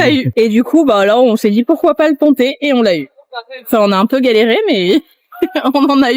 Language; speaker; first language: French; native; French